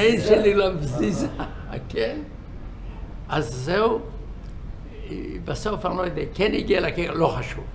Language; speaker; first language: Hebrew; non-native, fluent; Yiddish